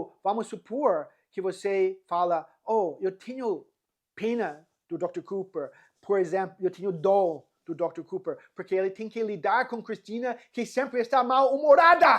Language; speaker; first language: Portuguese; non-native, fluent; English